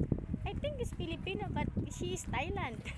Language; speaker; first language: English; non-native, learner; Filipino